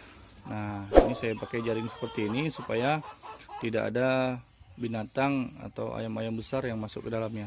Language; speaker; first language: Indonesian; native; Indonesian